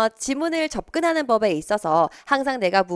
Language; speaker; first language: Korean; native; Korean